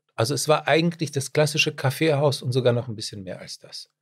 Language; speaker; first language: German; early bilingual, other home language; Czech